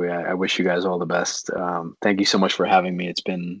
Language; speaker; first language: English; native; English